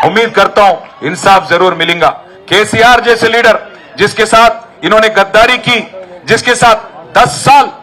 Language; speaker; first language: Hindi; non-native, local second language; Telugu